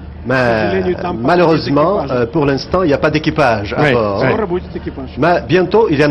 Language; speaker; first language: French; non-native, fluent; Russian